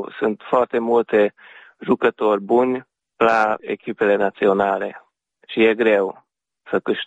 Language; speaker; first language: Romanian; early bilingual, heritage; Romanian